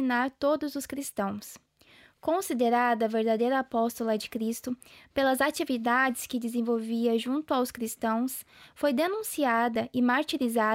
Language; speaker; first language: Portuguese; native; Portuguese